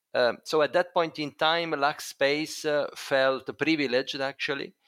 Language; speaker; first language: English; non-native, fluent; Italian